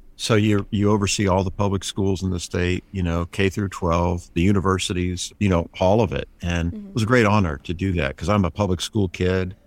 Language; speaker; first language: English; native; English